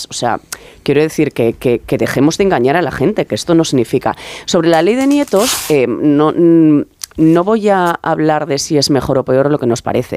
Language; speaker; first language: Spanish; native; Spanish